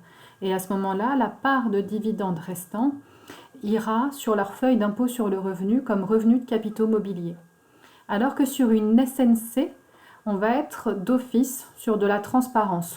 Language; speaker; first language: French; native; French